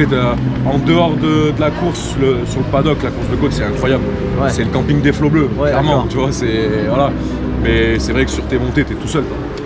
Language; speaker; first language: French; native; French